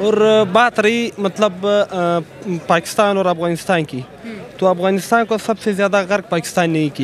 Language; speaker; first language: Hindi; non-native, local second language; Pashto